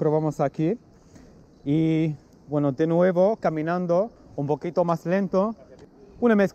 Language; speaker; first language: Spanish; non-native, local second language; English